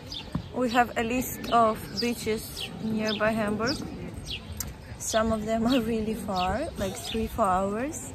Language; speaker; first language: English; non-native, fluent; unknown